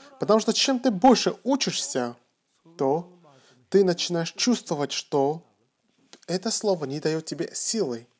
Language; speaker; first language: Russian; non-native, fluent; Korean